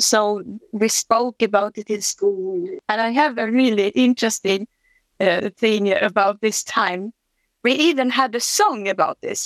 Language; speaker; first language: English; non-native, fluent; Swedish